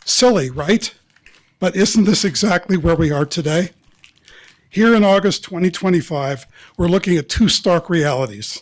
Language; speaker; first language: English; native; English